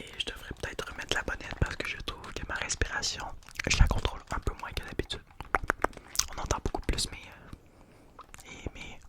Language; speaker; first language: French; native; French